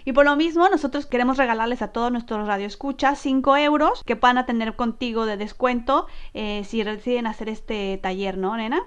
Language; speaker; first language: Spanish; native; Spanish